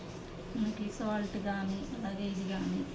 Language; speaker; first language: Telugu; native; Telugu